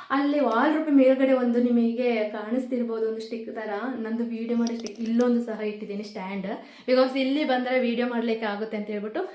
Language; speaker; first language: Kannada; non-native, local second language; Kodava